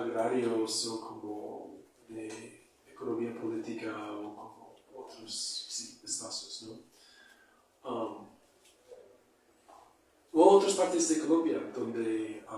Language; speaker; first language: Spanish; non-native, fluent; English